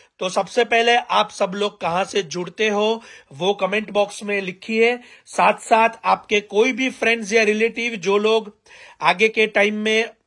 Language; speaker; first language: Hindi; non-native, local second language; Gujarati